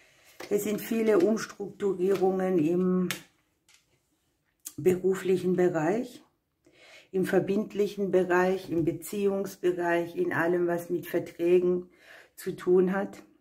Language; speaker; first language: German; native; German